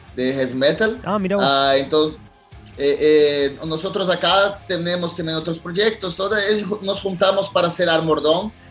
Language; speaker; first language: Spanish; non-native, learner; Portuguese